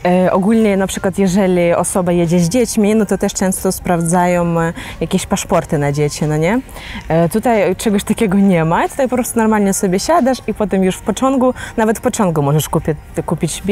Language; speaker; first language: Polish; non-native, fluent; Ukrainian